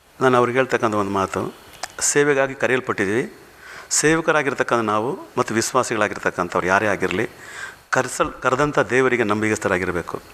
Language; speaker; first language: Kannada; non-native, local second language; Tamil